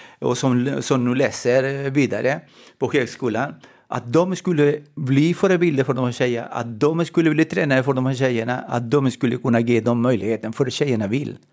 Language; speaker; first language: Swedish; non-native, fluent; Spanish